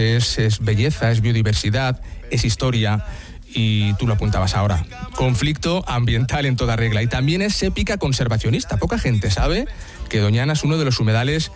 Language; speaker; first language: Spanish; native; Spanish